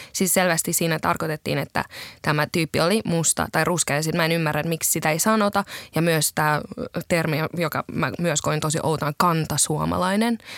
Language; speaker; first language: Finnish; native; Finnish